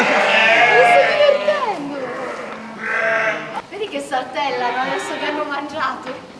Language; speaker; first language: Italian; native; Italian